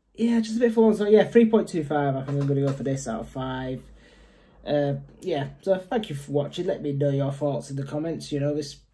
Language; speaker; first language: English; native; English